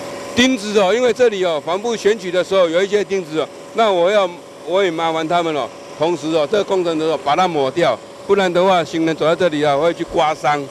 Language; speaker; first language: Chinese; native; Chinese